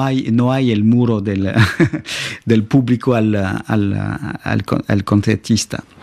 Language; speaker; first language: Spanish; non-native, fluent; French